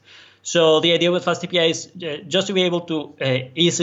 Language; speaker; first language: English; non-native, fluent; Spanish